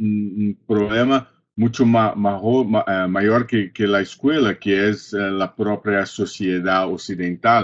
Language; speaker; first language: Spanish; non-native, fluent; Portuguese